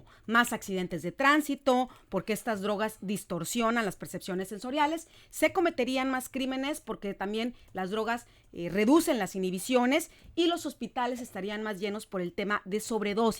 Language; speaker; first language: Spanish; native; Spanish